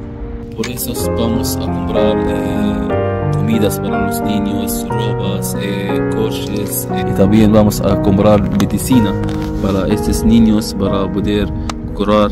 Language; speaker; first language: Spanish; non-native, fluent; Arabic